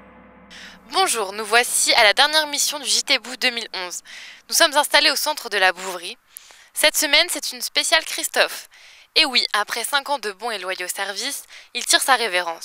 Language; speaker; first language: French; native; French